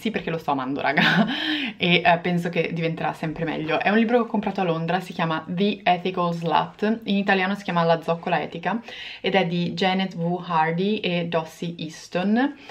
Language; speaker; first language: Italian; native; Italian